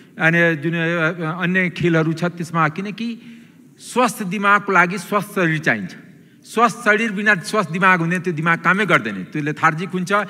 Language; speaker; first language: Nepali; non-native, local second language; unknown